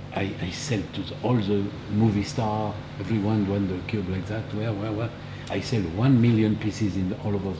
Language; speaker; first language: English; non-native, learner; French